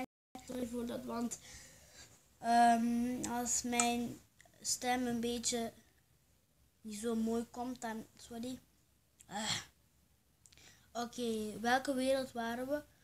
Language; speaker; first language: Dutch; early bilingual, other home language; Turkish